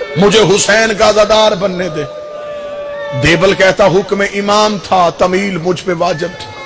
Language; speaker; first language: Urdu; non-native, local second language; Punjabi